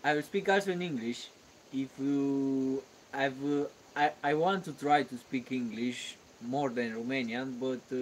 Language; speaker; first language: English; non-native, learner; Romanian